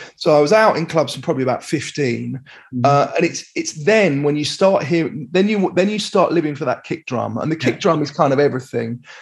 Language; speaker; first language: English; native; English